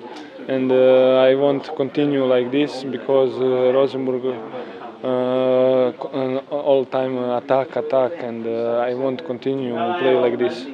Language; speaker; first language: English; non-native, learner; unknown